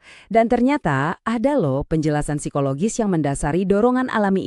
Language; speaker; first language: Indonesian; native; Indonesian